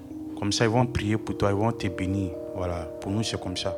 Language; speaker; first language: French; non-native, fluent; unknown